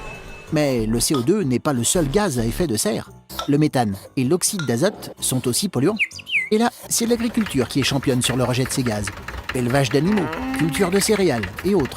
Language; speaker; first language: French; native; French